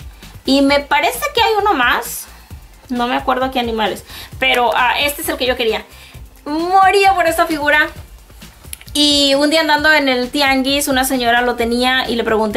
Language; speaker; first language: Spanish; native; Spanish